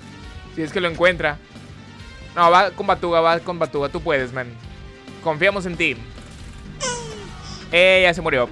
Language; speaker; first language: Spanish; native; Spanish